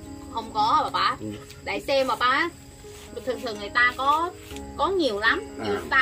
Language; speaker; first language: Vietnamese; non-native, learner; Thai